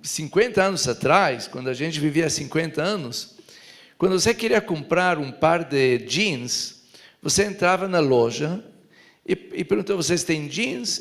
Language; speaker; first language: Portuguese; non-native, fluent; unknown